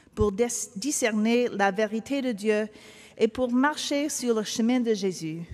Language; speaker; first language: French; non-native, learner; English